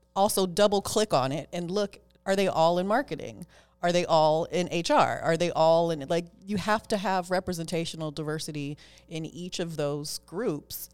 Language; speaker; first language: English; native; English